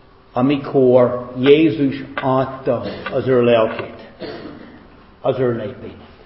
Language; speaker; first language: Hungarian; non-native, fluent; English